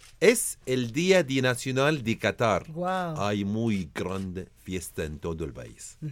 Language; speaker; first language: Spanish; non-native, learner; Arabic